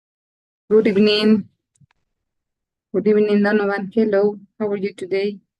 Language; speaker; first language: English; non-native, fluent; Spanish